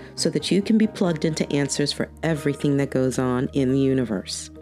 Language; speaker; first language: English; native; English